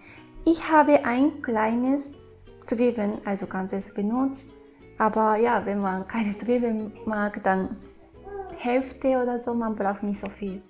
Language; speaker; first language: German; non-native, fluent; Japanese